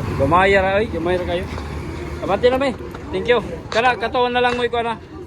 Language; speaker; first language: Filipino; non-native, local second language; Cebuano